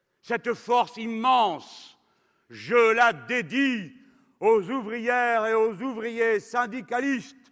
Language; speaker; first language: French; native; French